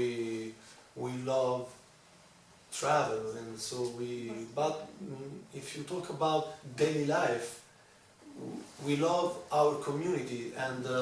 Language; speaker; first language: English; non-native, learner; Italian